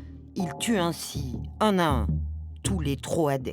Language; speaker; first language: French; native; French